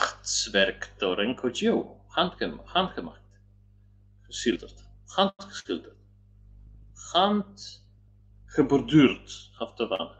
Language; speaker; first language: Dutch; non-native, learner; Polish